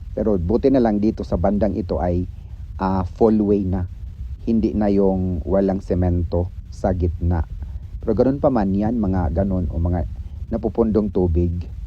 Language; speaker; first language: Filipino; non-native, local second language; Cebuano